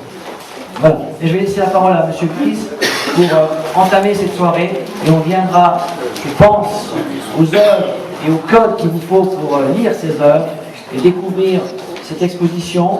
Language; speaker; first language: French; native; French